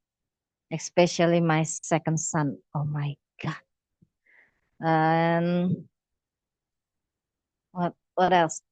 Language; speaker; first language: English; non-native, learner; Indonesian